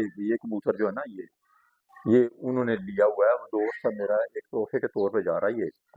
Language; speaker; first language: Hindi; non-native, local second language; Punjabi